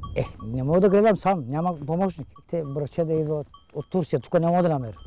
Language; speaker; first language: Bulgarian; non-native, local second language; Turkish